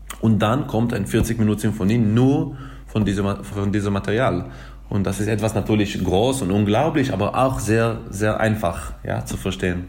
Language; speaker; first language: German; non-native, fluent; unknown